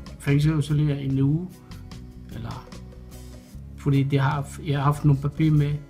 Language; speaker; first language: Danish; non-native, learner; Arabic